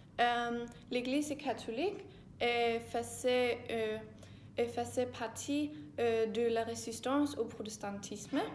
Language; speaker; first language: French; non-native, learner; Danish